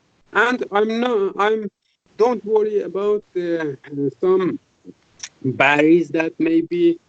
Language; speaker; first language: English; non-native, fluent; Persian